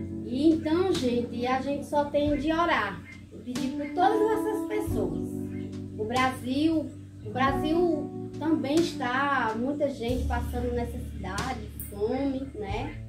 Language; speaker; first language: Portuguese; native; Portuguese